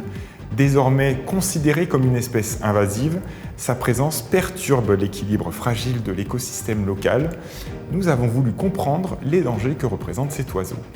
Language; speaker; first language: French; native; French